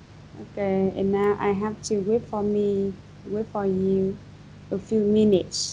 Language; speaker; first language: English; non-native, fluent; Vietnamese